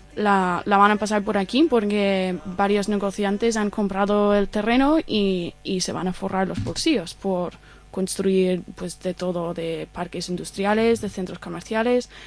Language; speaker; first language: Spanish; non-native, fluent; English